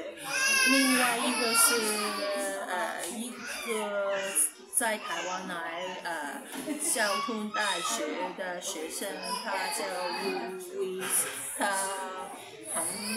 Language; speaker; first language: Chinese; non-native, local second language; Cantonese